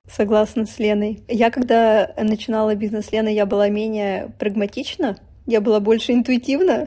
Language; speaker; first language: Russian; native; Russian